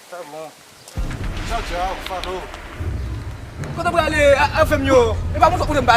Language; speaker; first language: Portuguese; non-native, learner; Haitian Creole